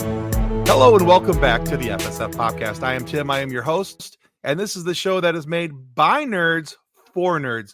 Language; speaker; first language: English; native; English